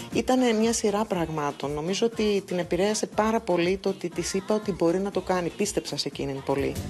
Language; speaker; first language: Greek; early bilingual, other home language; English